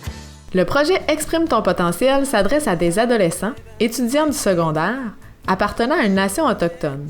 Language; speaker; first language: French; native; French